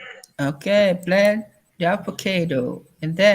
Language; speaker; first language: English; non-native, learner; Indonesian